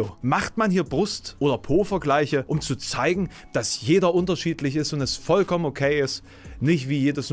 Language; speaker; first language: German; native; German